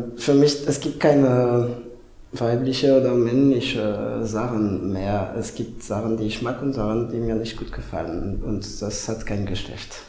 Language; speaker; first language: German; non-native, fluent; French